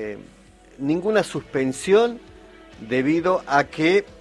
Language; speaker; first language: Spanish; native; Spanish